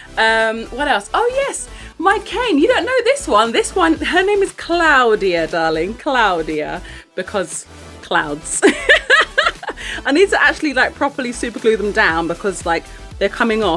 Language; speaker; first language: English; native; English